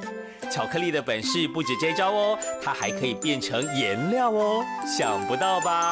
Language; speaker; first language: Chinese; native; Chinese